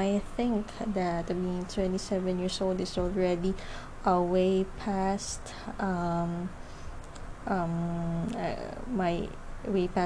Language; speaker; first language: English; non-native, local second language; Filipino